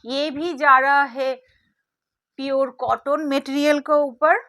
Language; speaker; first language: Hindi; non-native, local second language; Bangla